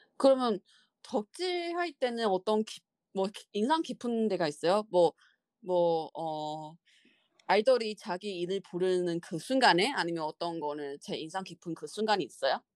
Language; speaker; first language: Korean; non-native, fluent; Chinese